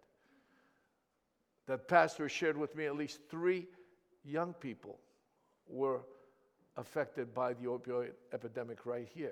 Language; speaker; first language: English; early bilingual, other home language; Greek